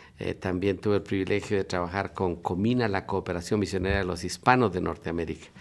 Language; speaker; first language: Spanish; native; Spanish